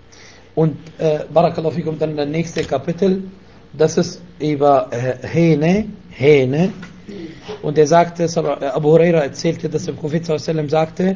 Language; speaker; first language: German; non-native, fluent; Arabic